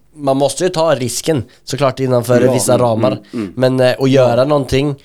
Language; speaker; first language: Swedish; native; Swedish